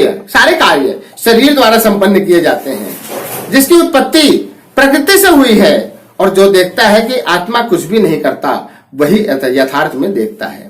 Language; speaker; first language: Hindi; native; Hindi